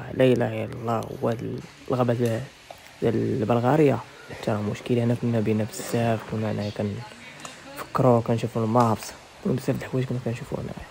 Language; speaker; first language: Arabic; native; Arabic